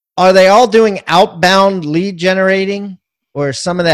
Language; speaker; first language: English; native; English